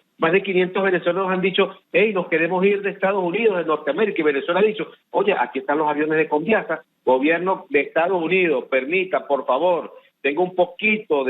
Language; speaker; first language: Spanish; native; Spanish